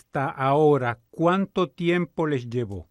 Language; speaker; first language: Spanish; native; Spanish